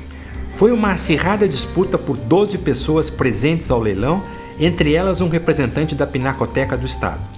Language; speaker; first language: Portuguese; native; Portuguese